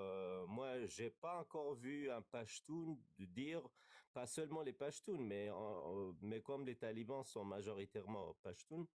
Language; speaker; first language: French; non-native, fluent; Kurdish